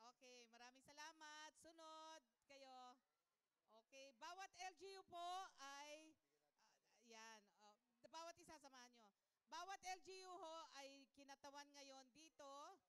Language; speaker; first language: Filipino; native; Filipino